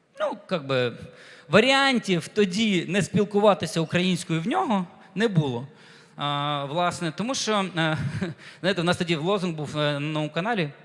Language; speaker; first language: Ukrainian; non-native, local second language; Russian